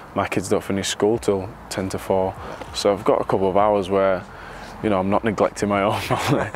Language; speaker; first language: English; native; English